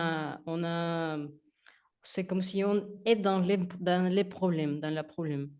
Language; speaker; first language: French; non-native, learner; Spanish